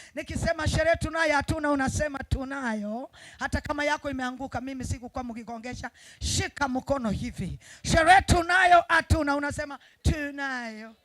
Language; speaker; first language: Swahili; non-native, local second language; Kalenjin